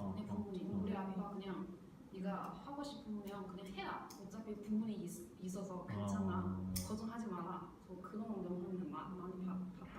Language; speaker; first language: Korean; non-native, learner; Chinese